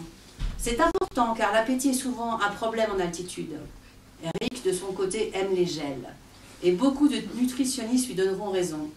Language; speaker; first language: French; native; French